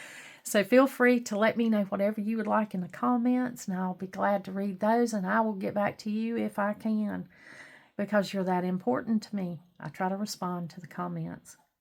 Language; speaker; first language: English; native; English